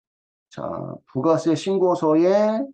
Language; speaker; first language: Korean; native; Korean